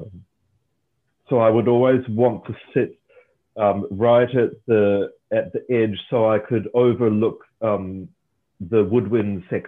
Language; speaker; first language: English; native; English